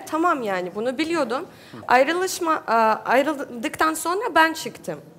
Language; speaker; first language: Turkish; non-native, learner; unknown